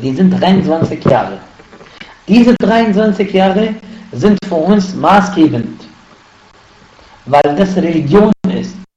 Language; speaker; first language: German; non-native, fluent; Arabic